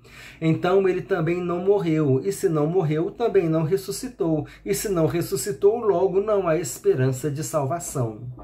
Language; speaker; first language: Portuguese; native; Portuguese